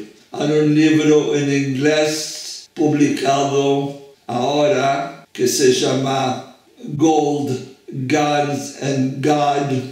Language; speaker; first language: Spanish; non-native, fluent; French